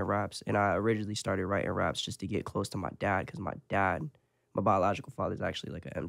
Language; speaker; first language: English; native; English